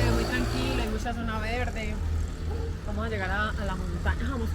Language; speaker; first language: Spanish; native; Spanish